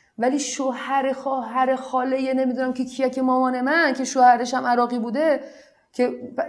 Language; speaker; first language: Persian; non-native, local second language; Arabic